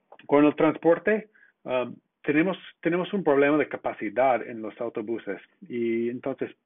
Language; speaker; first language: Spanish; non-native, fluent; English